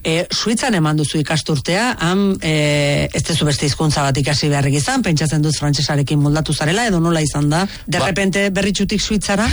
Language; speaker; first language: Basque; native; Basque